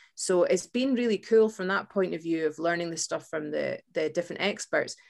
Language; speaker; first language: English; native; English